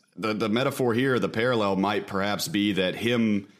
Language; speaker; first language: English; native; English